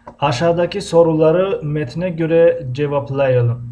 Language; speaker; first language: Turkish; non-native, fluent; Tajik